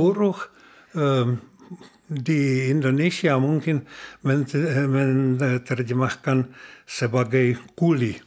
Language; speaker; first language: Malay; non-native, learner; Czech